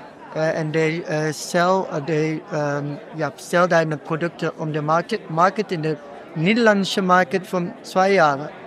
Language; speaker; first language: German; non-native, learner; Dutch